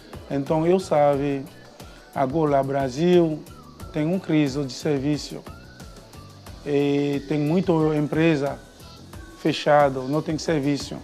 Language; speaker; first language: Portuguese; non-native, learner; Haitian Creole